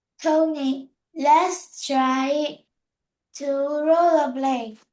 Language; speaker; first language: English; non-native, learner; Vietnamese